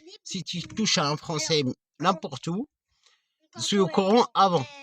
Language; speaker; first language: French; non-native, fluent; Arabic